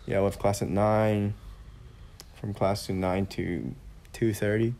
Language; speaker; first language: English; non-native, local second language; Cantonese